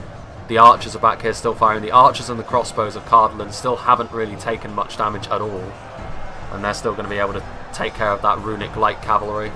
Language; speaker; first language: English; native; English